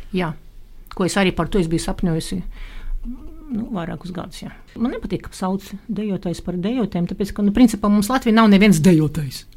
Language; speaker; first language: Latvian; non-native, local second language; Russian